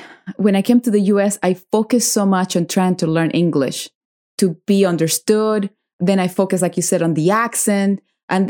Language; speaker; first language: English; non-native, fluent; Spanish